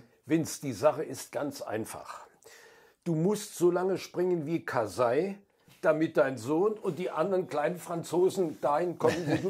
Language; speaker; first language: German; native; German